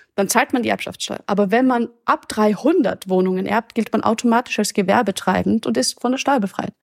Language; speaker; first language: German; native; German